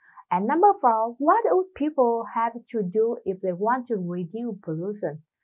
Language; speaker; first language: English; non-native, fluent; Vietnamese